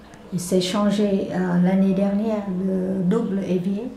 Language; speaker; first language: French; non-native, fluent; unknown